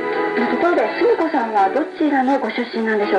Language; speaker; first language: Japanese; native; Japanese